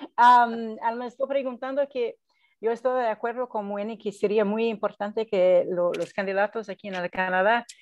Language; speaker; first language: Spanish; non-native, fluent; English